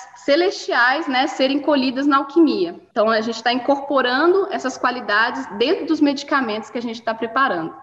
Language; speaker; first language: Portuguese; native; Portuguese